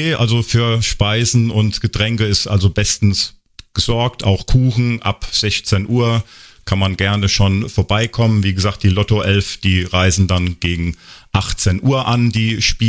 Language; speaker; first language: German; native; German